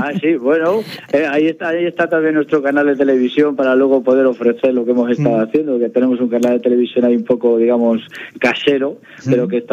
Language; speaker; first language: Spanish; native; Spanish